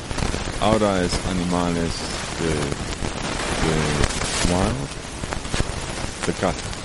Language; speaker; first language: Spanish; non-native, learner; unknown